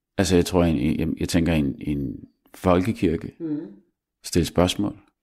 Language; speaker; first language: Danish; early bilingual, other home language; Arabic